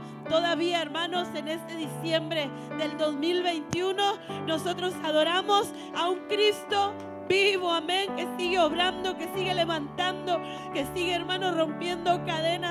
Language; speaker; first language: Spanish; native; Spanish